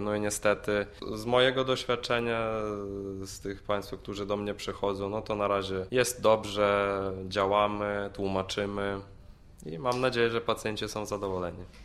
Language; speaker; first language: Polish; non-native, fluent; Ukrainian